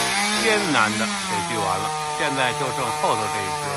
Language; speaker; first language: Chinese; native; Chinese